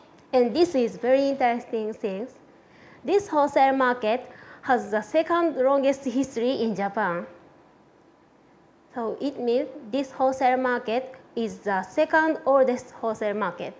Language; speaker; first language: English; non-native, learner; Japanese